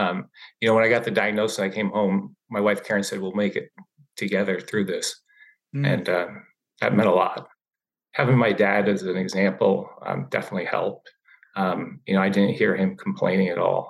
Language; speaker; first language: English; native; English